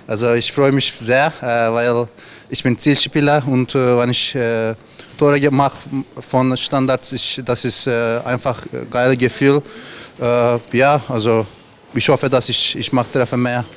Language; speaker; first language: German; non-native, learner; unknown